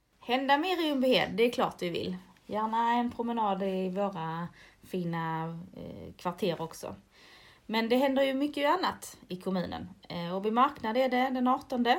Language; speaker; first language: Swedish; native; Swedish